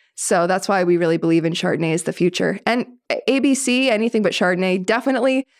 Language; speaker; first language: English; native; English